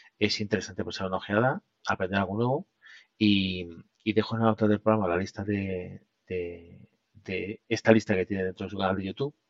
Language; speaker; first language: Spanish; native; Spanish